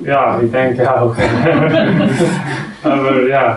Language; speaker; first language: German; non-native, learner; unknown